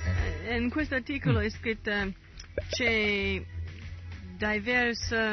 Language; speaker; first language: Italian; non-native, learner; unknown